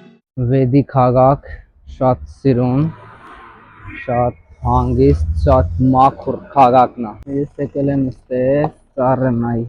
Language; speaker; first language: Armenian; non-native, learner; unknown